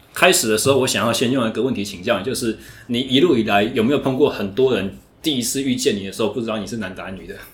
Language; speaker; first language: Chinese; native; Chinese